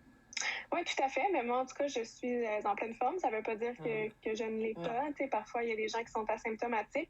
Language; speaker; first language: French; native; French